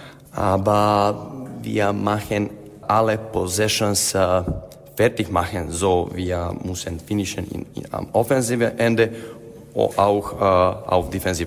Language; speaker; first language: German; non-native, fluent; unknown